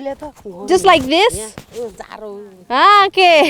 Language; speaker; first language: English; non-native, learner; Indonesian